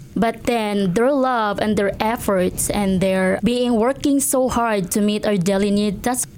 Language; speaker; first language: English; non-native, local second language; Cebuano